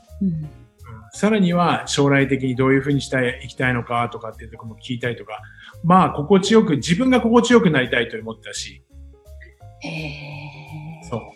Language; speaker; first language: Japanese; native; Japanese